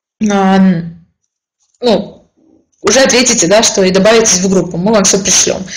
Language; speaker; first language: Russian; native; Russian